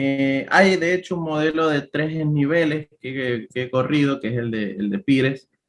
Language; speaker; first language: Spanish; native; Spanish